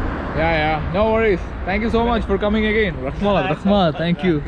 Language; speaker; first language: English; non-native, local second language; Malayalam